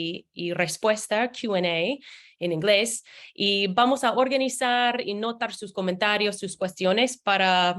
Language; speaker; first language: Spanish; non-native, fluent; English